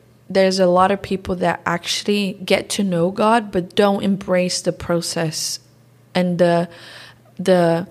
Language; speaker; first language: English; early bilingual, other home language; Portuguese